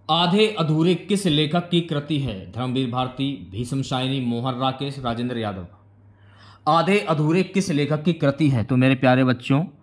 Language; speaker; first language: Hindi; native; Hindi